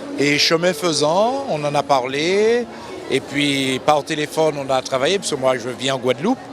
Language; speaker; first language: French; native; French